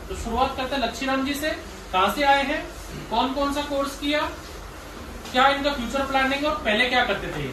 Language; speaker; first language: Hindi; native; Hindi